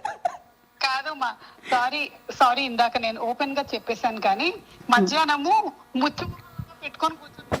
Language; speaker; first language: Telugu; native; Telugu